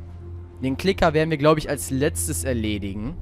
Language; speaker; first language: German; native; German